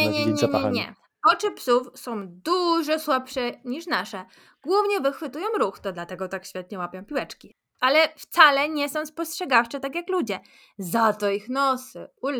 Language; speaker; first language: Polish; native; Polish